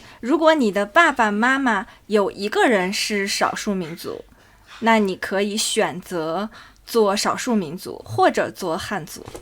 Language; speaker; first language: Chinese; native; Chinese